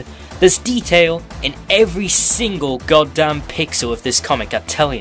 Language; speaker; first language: English; native; English